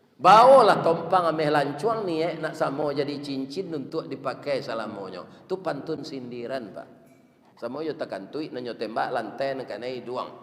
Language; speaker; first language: Malay; non-native, local second language; Minangkabau